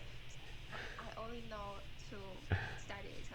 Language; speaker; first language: English; non-native, learner; Chinese